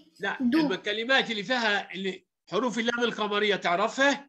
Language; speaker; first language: Arabic; native; Arabic